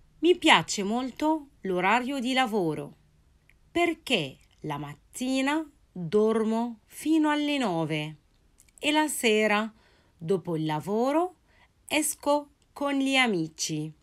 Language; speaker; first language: Italian; non-native, fluent; Arabic